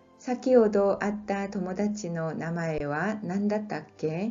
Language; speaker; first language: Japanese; non-native, fluent; Korean